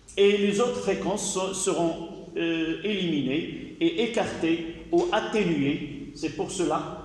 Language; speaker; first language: French; non-native, local second language; Arabic